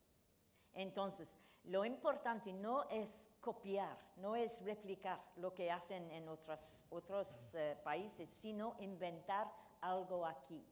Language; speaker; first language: Spanish; non-native, fluent; English